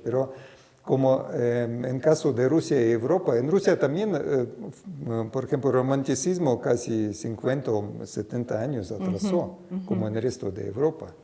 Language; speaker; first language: Spanish; non-native, fluent; Russian